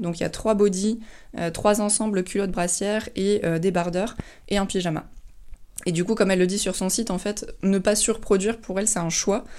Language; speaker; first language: French; native; French